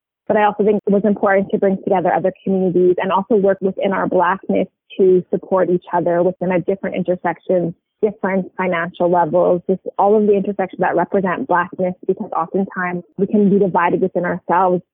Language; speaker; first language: English; native; English